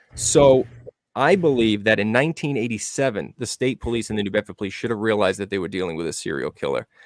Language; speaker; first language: English; native; English